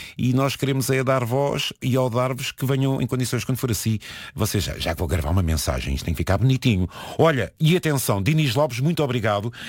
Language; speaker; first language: Portuguese; native; Portuguese